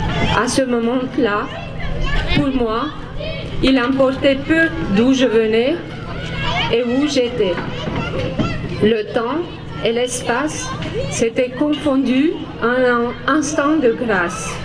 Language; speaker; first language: French; non-native, fluent; Romanian